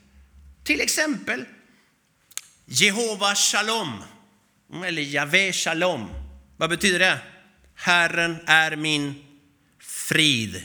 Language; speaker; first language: Swedish; non-native, fluent; Spanish